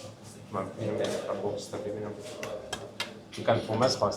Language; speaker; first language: Persian; native; Persian